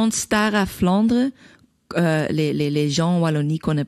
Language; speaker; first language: French; non-native, learner; Dutch